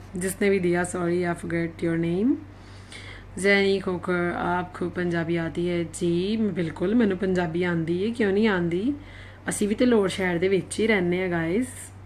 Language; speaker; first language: Urdu; native; Urdu